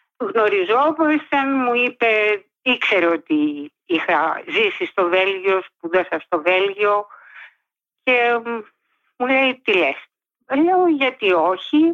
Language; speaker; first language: Greek; native; Greek